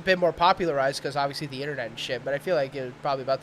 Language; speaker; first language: English; native; English